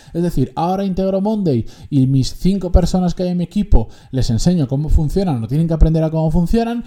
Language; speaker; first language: Spanish; native; Spanish